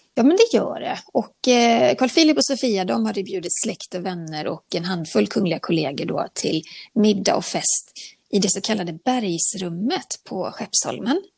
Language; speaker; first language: Swedish; native; Swedish